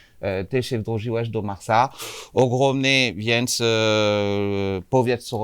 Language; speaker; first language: Polish; non-native, learner; French